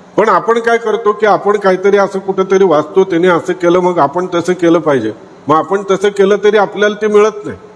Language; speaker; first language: Marathi; native; Marathi